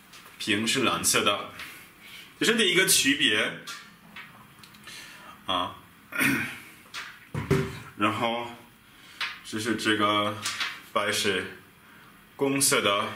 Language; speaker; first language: Chinese; non-native, fluent; German